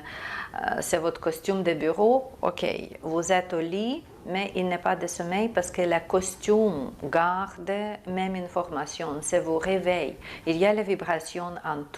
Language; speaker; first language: French; non-native, fluent; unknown